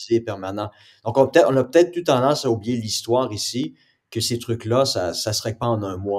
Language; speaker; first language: French; native; French